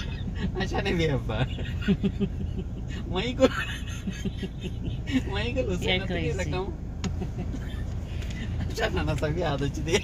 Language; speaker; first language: Arabic; non-native, learner; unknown